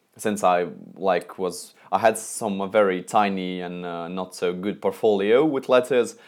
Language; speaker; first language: English; non-native, fluent; Russian